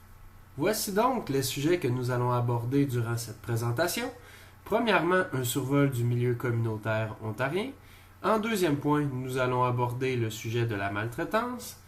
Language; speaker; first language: French; native; French